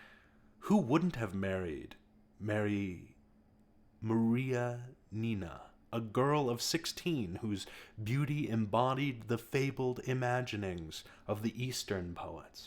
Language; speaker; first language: English; native; English